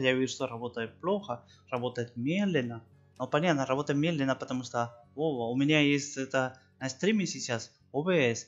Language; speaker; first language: Russian; non-native, learner; Spanish